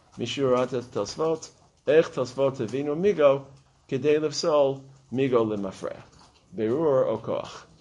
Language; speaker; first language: Hebrew; non-native, fluent; English